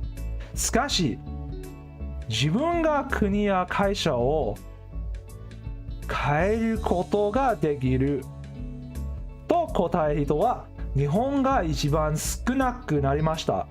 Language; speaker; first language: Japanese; non-native, learner; English